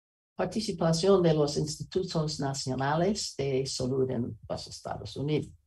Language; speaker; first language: Spanish; non-native, learner; English